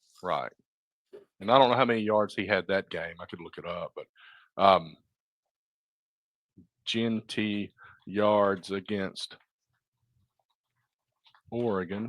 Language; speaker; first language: English; native; English